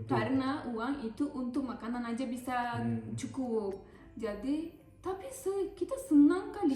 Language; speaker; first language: Indonesian; non-native, learner; Turkish